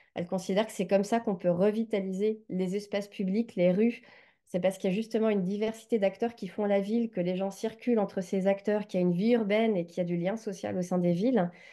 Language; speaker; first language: French; native; French